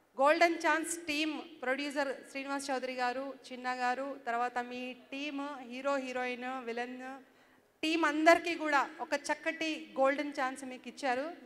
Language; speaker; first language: Telugu; native; Telugu